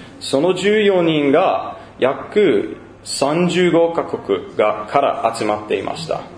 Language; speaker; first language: Japanese; non-native, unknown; English